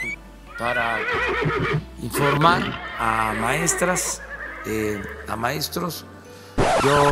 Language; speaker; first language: Spanish; native; Spanish